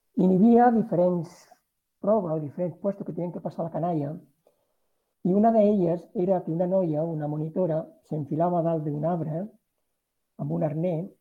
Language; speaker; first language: Catalan; non-native, local second language; Spanish